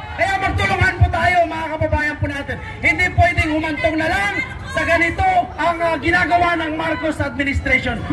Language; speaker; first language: Filipino; native; Filipino